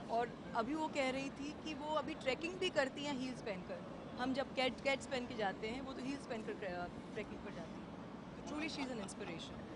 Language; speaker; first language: Hindi; native; Hindi